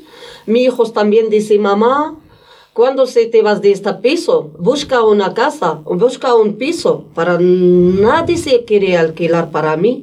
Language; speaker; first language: Spanish; non-native, learner; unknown